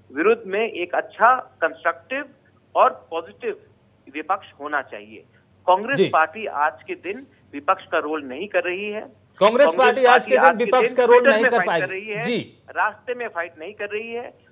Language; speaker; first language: Hindi; non-native, local second language; Bangla